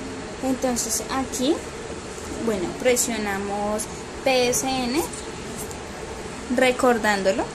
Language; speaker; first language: Spanish; native; Spanish